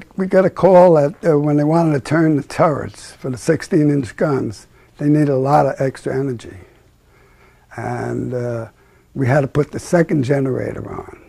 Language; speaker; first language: English; native; English